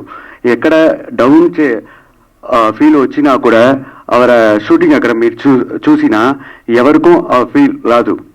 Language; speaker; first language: Telugu; non-native, learner; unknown